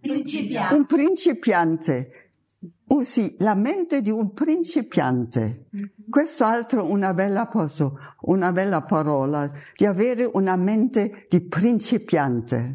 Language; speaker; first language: Italian; non-native, fluent; German